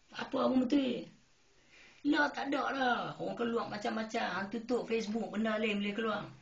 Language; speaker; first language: Malay; native; Malay